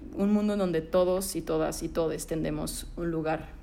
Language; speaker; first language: Spanish; native; Spanish